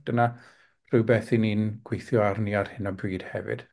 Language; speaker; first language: Welsh; non-native, local second language; English